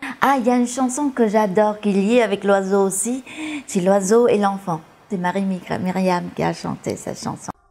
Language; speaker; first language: French; early bilingual, other home language; Vietnamese